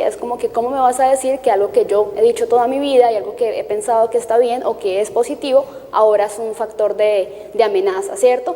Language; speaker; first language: Spanish; native; Spanish